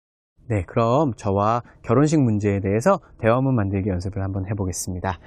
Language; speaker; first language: Korean; native; Korean